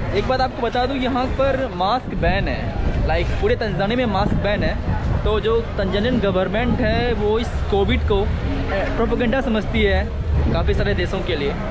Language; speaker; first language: Hindi; native; Hindi